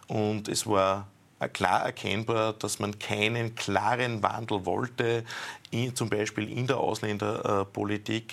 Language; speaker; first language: German; native; German